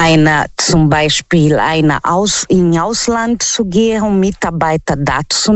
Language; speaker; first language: German; non-native, learner; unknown